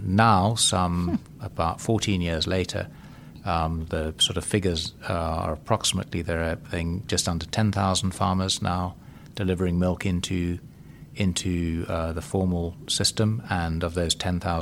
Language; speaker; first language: English; native; English